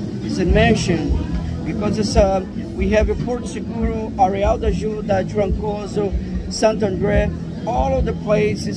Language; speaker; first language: English; non-native, learner; Portuguese